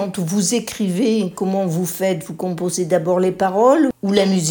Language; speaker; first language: French; native; French